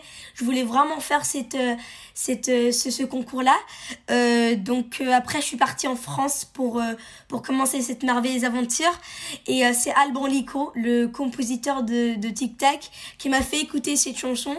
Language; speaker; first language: French; early bilingual, heritage; French